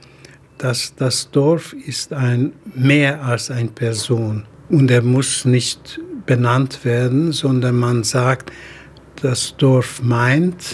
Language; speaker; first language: German; non-native, fluent; Hungarian